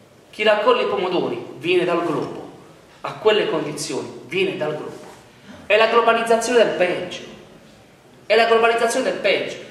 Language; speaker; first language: Italian; native; Italian